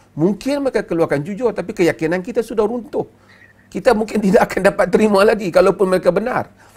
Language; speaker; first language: Malay; native; Malay